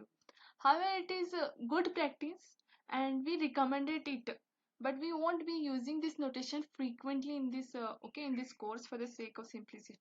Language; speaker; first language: English; non-native, local second language; Hindi